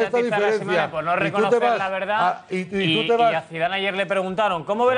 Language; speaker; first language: Spanish; native; Spanish